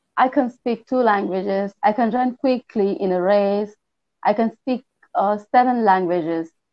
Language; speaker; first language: English; non-native, local second language; Hindi